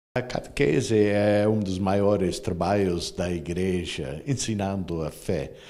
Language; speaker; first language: Portuguese; non-native, fluent; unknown